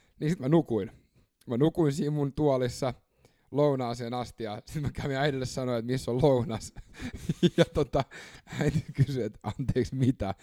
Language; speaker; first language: Finnish; early bilingual, other home language; English